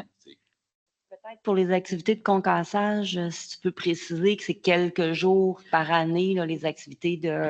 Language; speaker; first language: French; native; French